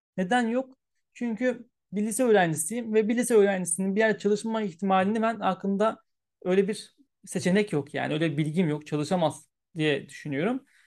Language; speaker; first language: Turkish; early bilingual, heritage; Turkish